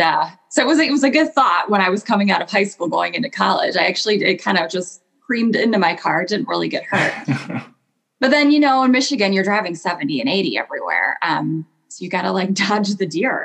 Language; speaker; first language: English; native; English